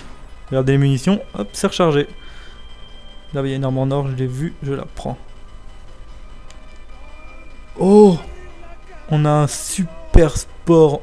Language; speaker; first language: French; native; French